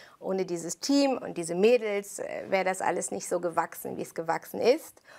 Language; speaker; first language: German; early bilingual, other home language; Italian